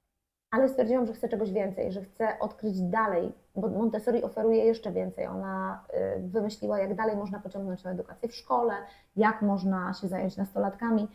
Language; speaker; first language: Polish; native; Polish